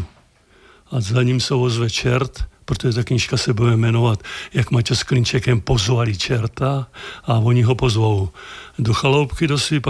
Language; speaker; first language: Czech; native; Czech